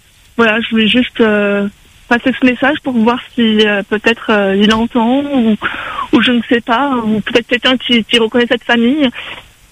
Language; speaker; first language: French; native; French